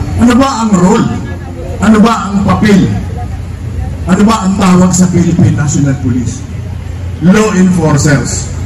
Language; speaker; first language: Filipino; native; Filipino